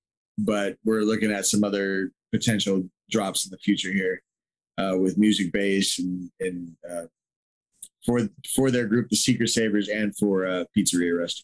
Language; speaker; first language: English; native; English